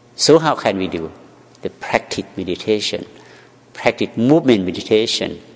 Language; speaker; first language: English; non-native, learner; Thai